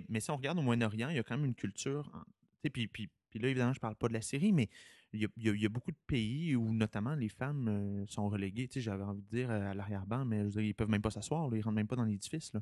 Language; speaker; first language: French; native; French